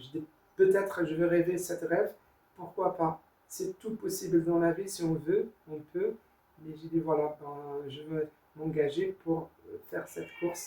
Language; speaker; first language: French; non-native, learner; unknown